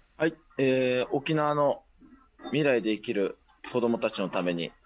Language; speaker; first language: Japanese; native; Japanese